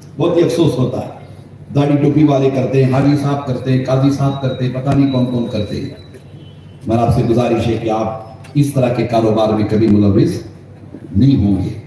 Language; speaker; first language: Urdu; native; Urdu